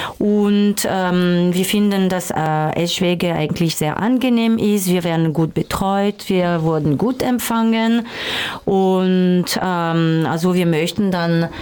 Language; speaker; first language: German; non-native, fluent; French